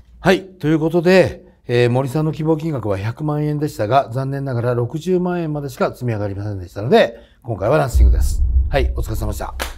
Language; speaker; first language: Japanese; native; Japanese